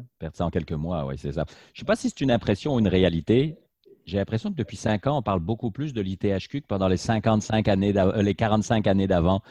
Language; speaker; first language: French; native; French